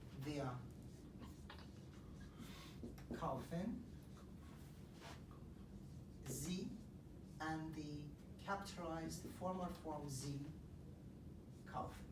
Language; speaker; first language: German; non-native, fluent; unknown